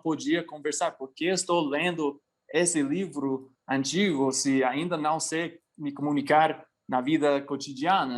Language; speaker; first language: Portuguese; non-native, fluent; English